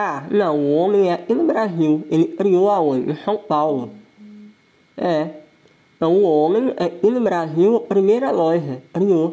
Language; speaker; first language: Portuguese; non-native, local second language; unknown